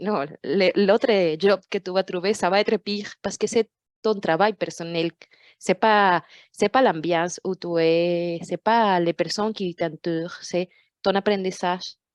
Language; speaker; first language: French; non-native, fluent; Portuguese